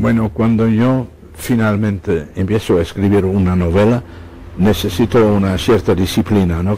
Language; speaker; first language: Spanish; non-native, fluent; Dutch